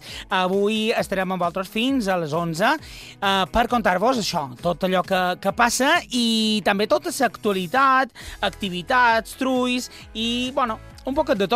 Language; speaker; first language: Catalan; native; Catalan